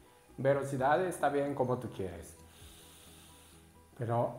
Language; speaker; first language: Spanish; non-native, learner; Japanese